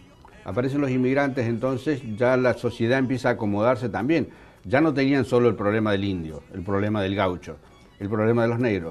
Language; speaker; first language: Spanish; native; Spanish